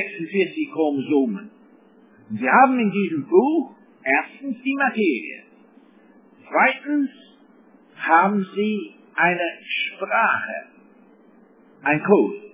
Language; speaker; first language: German; non-native, fluent; English